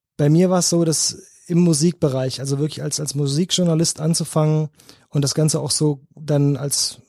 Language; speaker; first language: German; native; German